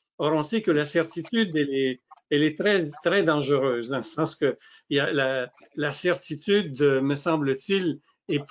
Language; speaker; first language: French; native; French